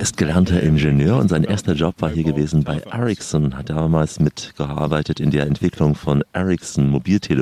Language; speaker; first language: German; native; German